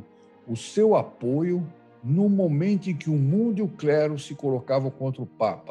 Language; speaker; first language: Portuguese; native; Portuguese